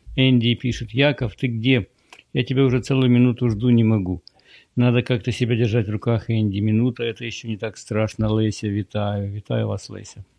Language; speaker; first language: Russian; native; Russian